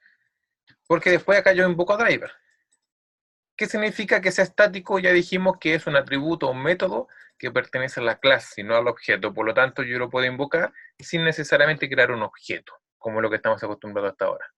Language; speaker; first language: Spanish; native; Spanish